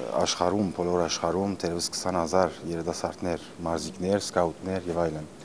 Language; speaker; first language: Armenian; early bilingual, heritage; Armenian